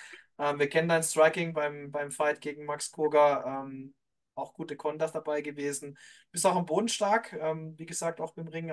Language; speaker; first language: German; native; German